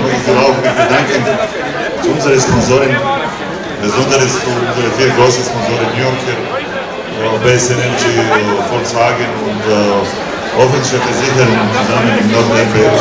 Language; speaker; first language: German; non-native, learner; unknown